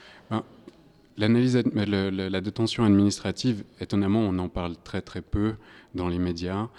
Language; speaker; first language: French; native; French